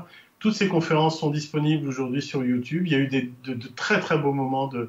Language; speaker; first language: French; native; French